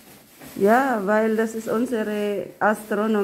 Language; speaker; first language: German; non-native, learner; Filipino